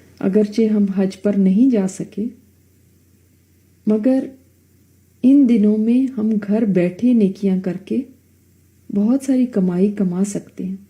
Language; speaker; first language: Urdu; native; Urdu